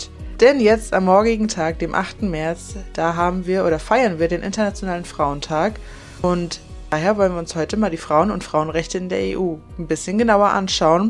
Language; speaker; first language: German; native; German